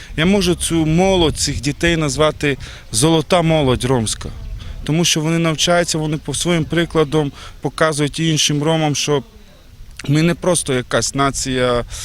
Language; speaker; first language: Ukrainian; non-native, local second language; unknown